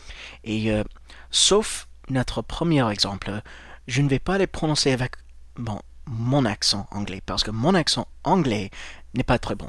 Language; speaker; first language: French; non-native, fluent; English